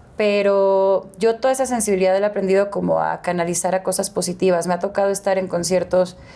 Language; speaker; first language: Spanish; native; Spanish